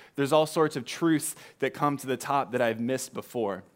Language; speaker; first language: English; native; English